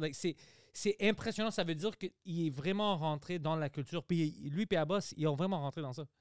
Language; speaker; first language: French; early bilingual, other home language; Greek